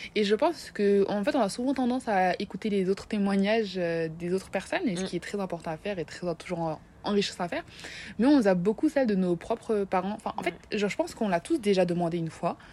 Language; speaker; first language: French; native; French